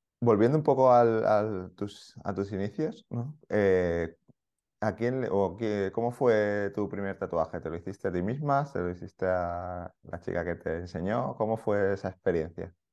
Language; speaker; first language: Spanish; native; Spanish